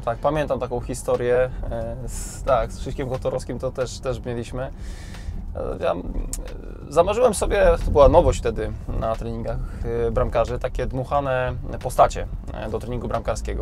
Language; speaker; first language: Polish; native; Polish